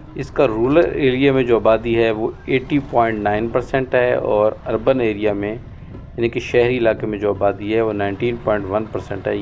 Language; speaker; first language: Urdu; non-native, local second language; Saraiki